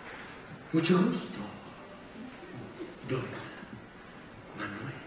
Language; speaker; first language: Spanish; native; Spanish